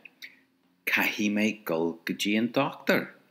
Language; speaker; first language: Irish; non-native, local second language; English